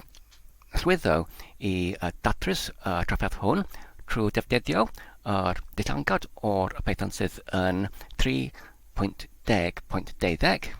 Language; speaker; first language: Welsh; non-native, learner; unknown